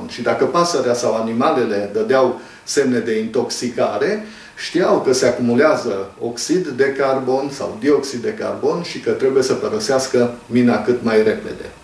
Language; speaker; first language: Romanian; native; Romanian